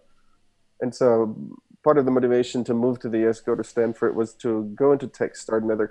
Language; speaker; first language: English; non-native, fluent; German